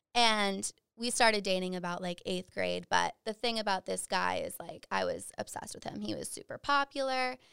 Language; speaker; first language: English; native; English